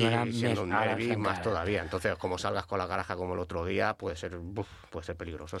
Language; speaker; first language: Spanish; native; Spanish